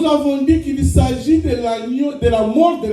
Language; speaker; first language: French; non-native, local second language; Lingala